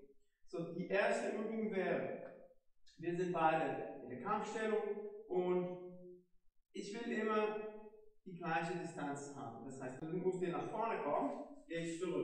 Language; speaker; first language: German; non-native, fluent; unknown